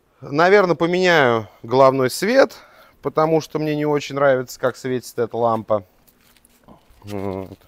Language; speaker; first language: Russian; native; Russian